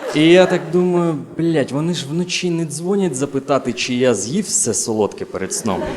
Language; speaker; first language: Ukrainian; native; Ukrainian